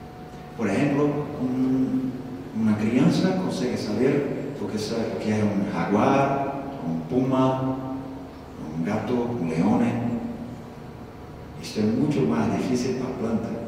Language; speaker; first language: Spanish; non-native, learner; Portuguese